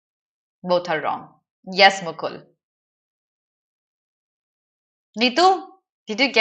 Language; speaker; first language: English; non-native, local second language; Hindi